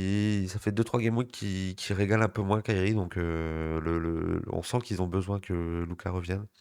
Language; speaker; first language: French; native; French